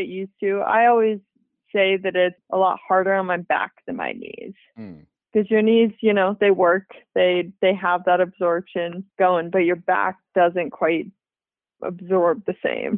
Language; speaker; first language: English; native; English